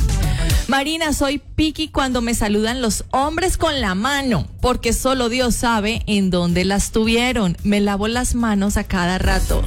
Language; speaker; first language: Spanish; native; Spanish